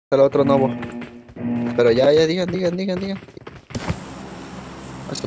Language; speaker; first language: Spanish; native; Spanish